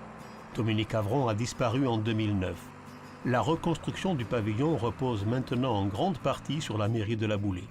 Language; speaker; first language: French; native; French